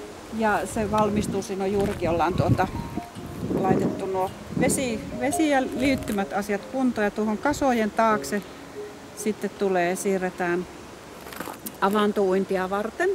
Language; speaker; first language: Finnish; native; Finnish